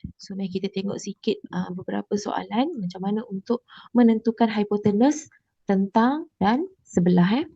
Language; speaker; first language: Malay; native; Malay